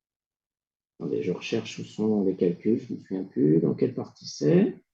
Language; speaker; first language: French; native; French